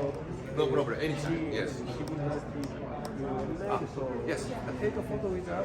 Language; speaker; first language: English; non-native, learner; Japanese